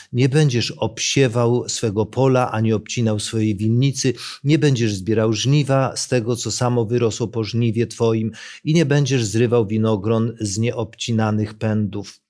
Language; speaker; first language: Polish; native; Polish